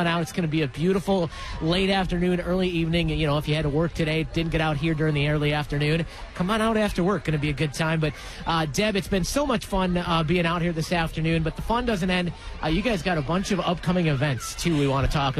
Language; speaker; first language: English; native; English